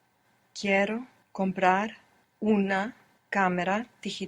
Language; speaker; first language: Spanish; non-native, learner; English